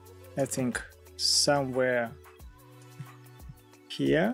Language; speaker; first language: English; non-native, fluent; Russian